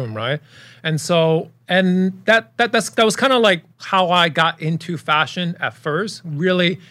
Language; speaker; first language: English; early bilingual, other home language; Cantonese